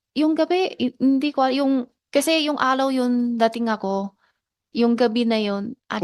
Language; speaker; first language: Filipino; non-native, learner; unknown